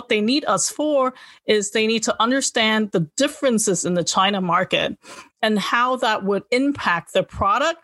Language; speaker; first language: English; non-native, local second language; Cantonese